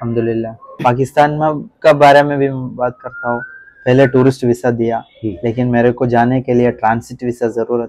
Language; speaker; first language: Hindi; non-native, local second language; Malayalam